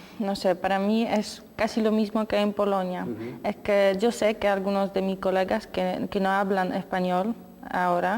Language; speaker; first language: Spanish; non-native, learner; Polish